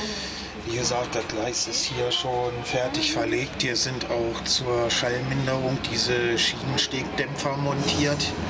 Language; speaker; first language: German; native; German